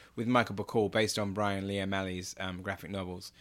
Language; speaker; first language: English; native; English